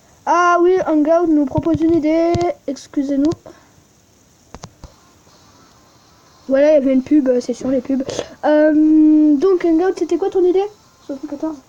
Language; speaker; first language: French; native; French